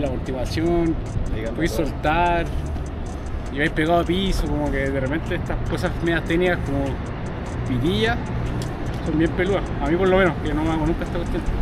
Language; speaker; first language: Spanish; native; Spanish